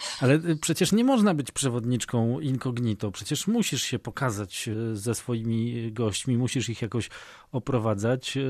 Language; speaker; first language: Polish; native; Polish